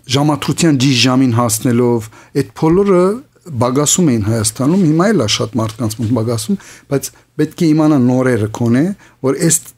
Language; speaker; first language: Armenian; early bilingual, heritage; Armenian